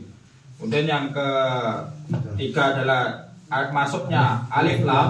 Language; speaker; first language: Indonesian; native; Indonesian